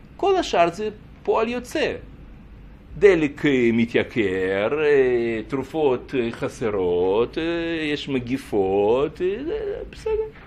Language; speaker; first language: Hebrew; non-native, fluent; Russian